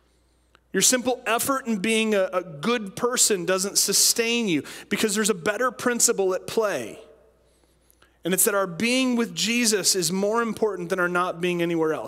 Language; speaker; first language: English; native; English